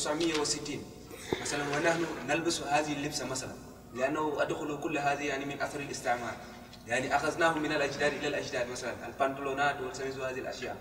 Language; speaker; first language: Arabic; non-native, fluent; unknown